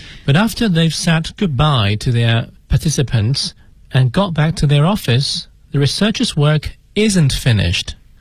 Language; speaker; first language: English; non-native, fluent; Chinese